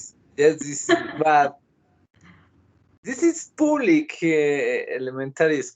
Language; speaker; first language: English; non-native, learner; Spanish